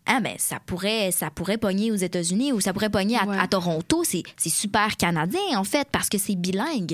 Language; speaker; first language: French; native; French